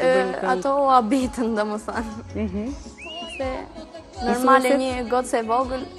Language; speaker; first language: Albanian; early bilingual, heritage; Albanian